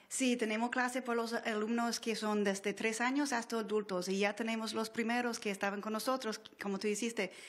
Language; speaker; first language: Spanish; non-native, fluent; English